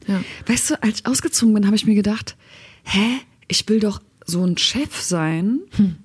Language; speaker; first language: German; early bilingual, other home language; Turkish